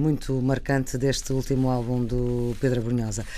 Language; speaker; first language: Portuguese; native; Portuguese